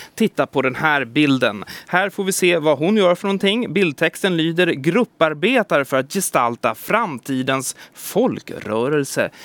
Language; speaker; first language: Swedish; native; Swedish